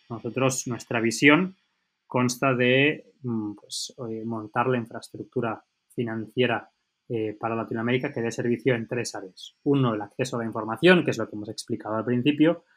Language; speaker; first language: Spanish; native; Spanish